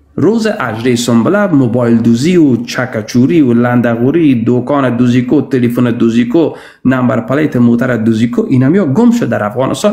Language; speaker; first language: Persian; native; Persian